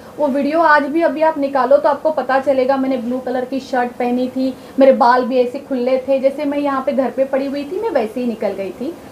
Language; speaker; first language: Hindi; non-native, local second language; Marathi